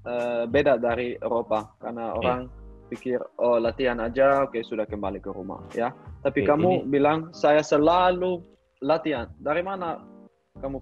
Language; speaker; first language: Indonesian; non-native, learner; Dutch